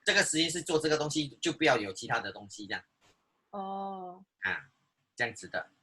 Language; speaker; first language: Chinese; native; Chinese